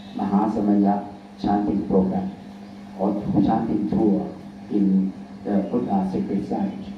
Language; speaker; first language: English; non-native, fluent; Thai